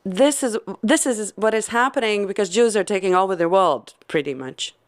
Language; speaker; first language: English; non-native, fluent; Latvian